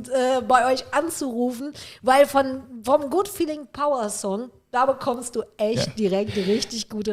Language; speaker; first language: German; native; German